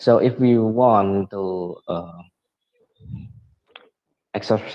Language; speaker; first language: English; non-native, learner; Indonesian